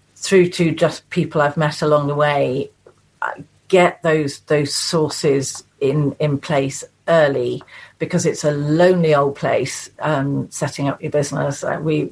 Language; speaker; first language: English; native; English